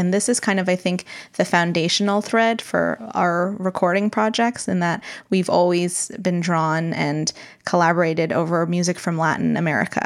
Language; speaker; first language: English; native; English